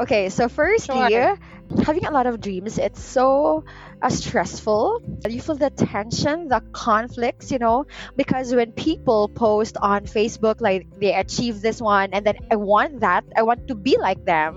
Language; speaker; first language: English; non-native, local second language; Cebuano